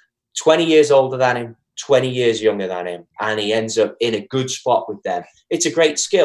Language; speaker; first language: English; native; English